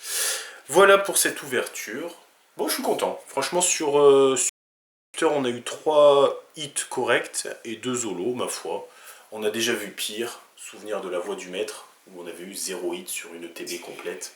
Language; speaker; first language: French; native; French